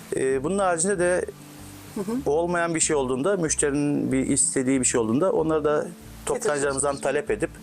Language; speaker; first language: Turkish; native; Turkish